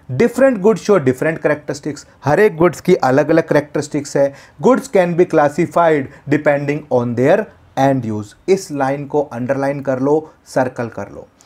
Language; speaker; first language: Hindi; native; Hindi